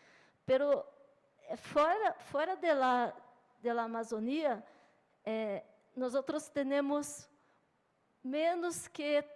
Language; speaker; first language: Portuguese; non-native, fluent; Spanish